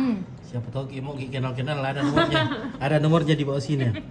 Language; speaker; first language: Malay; non-native, local second language; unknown